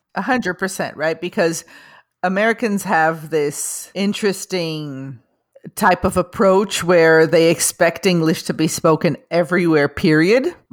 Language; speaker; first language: English; non-native, fluent; Portuguese